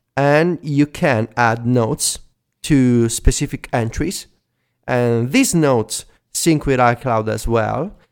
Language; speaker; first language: English; non-native, fluent; Italian